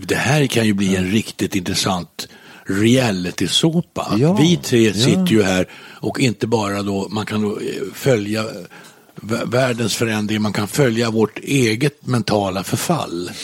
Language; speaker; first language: Swedish; native; Swedish